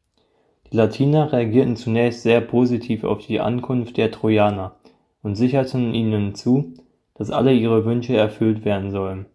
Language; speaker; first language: German; native; German